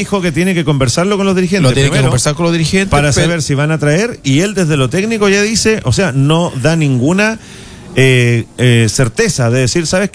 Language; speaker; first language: Spanish; native; Spanish